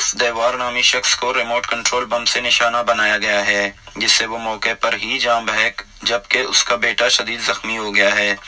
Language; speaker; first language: Urdu; non-native, local second language; Baluchi